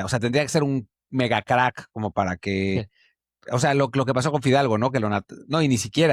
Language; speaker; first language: Spanish; native; Spanish